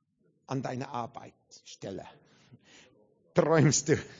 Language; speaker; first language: German; non-native, fluent; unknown